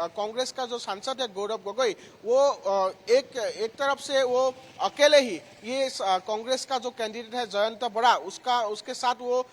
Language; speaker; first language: Hindi; non-native, local second language; Assamese